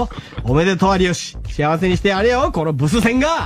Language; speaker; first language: Japanese; native; Japanese